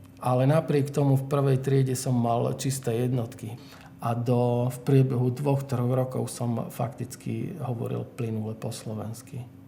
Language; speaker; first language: Slovak; non-native, local second language; Hungarian